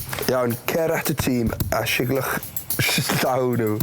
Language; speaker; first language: Welsh; native; Welsh